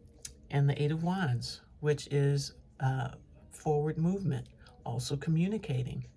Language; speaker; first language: English; native; English